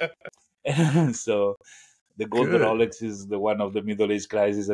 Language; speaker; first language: English; non-native, fluent; Italian